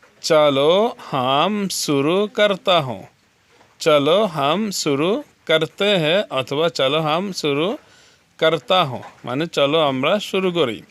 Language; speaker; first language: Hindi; non-native, learner; Bangla